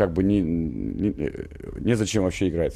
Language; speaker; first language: Russian; native; Russian